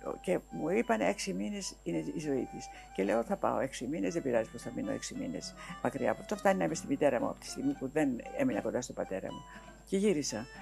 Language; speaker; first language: Greek; native; Greek